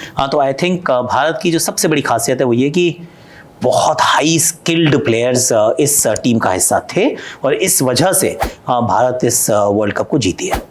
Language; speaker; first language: Hindi; native; Hindi